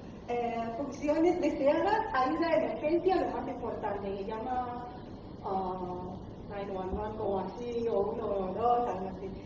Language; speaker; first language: Spanish; non-native, learner; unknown